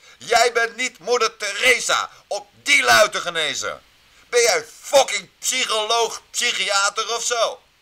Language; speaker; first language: Dutch; native; Dutch